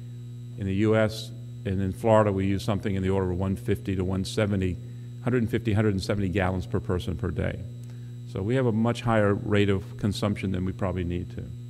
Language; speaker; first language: English; native; English